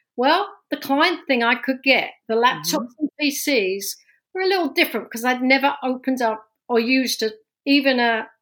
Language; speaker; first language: English; native; English